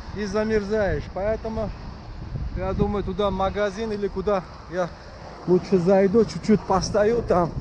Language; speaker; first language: Russian; non-native, local second language; Uzbek